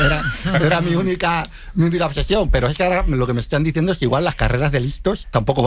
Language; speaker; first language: Spanish; native; Spanish